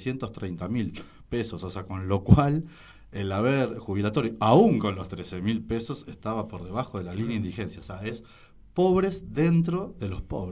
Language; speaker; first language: Spanish; native; Spanish